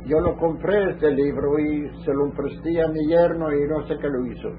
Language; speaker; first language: Spanish; early bilingual, heritage; Ladino